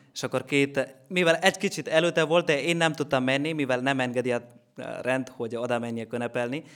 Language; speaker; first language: Hungarian; non-native, learner; Malayalam